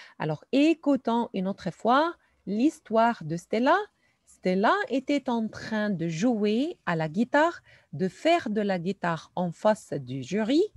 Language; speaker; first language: French; non-native, fluent; Arabic